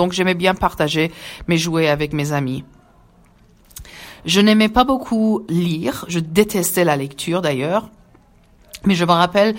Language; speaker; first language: French; early bilingual, other home language; Persian